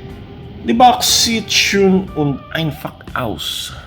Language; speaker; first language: German; non-native, learner; Filipino